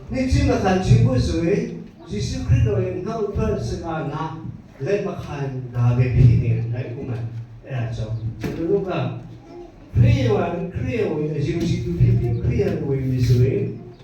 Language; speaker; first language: Burmese; non-native, local second language; Hakha Chin